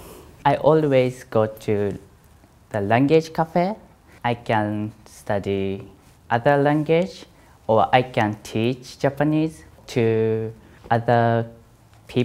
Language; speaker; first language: English; non-native, learner; Japanese